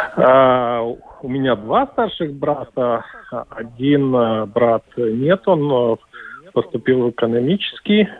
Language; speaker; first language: Russian; non-native, local second language; Latvian